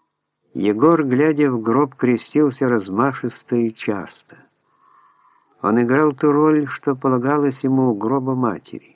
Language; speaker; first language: Russian; native; Russian